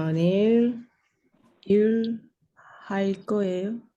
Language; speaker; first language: Korean; non-native, learner; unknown